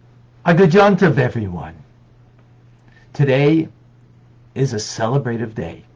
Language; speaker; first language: English; native; English